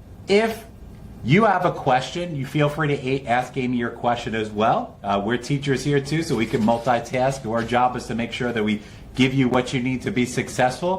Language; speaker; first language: English; native; English